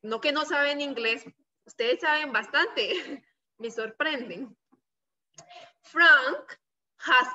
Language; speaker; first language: Spanish; native; Spanish